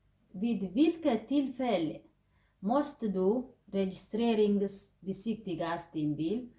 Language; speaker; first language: Swedish; non-native, fluent; Tigrinya